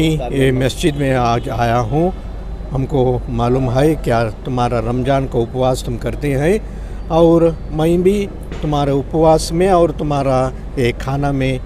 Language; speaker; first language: Hindi; non-native, local second language; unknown